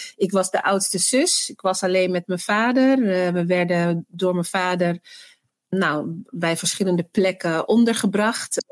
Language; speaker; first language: Dutch; early bilingual, other home language; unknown